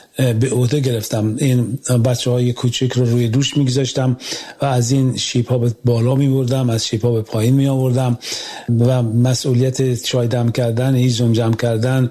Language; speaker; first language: Persian; native; Persian